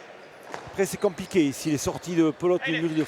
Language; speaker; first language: French; native; French